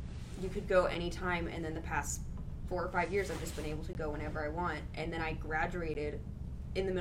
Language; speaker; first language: English; native; English